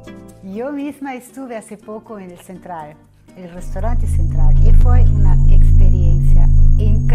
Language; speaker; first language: Spanish; non-native, fluent; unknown